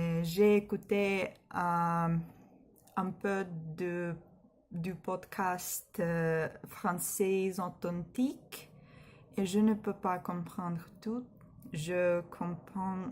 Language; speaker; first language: French; non-native, learner; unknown